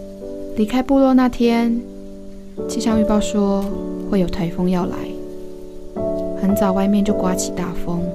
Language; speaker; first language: Chinese; native; Chinese